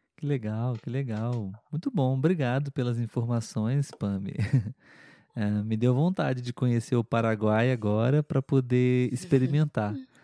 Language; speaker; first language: Portuguese; native; Portuguese